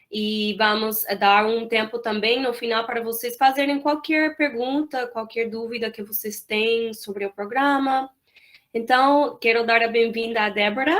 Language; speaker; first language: Portuguese; non-native, fluent; English